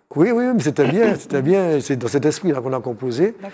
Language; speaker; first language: French; native; French